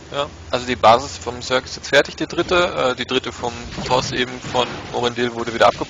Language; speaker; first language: German; native; German